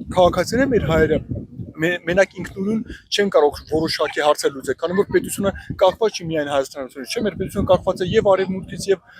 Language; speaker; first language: Armenian; native; Armenian